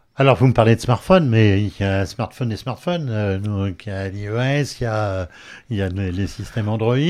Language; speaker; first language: French; native; French